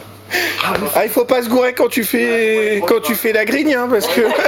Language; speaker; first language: French; native; French